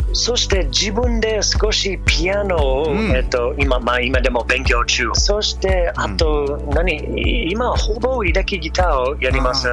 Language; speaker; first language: Japanese; non-native, learner; English